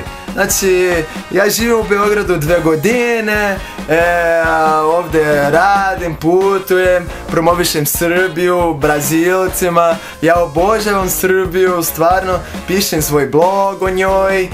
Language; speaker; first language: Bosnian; non-native, fluent; Portuguese